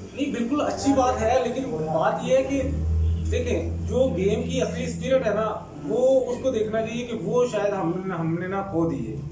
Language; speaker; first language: Urdu; non-native, local second language; Punjabi